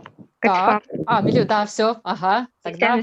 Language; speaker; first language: Russian; native; Russian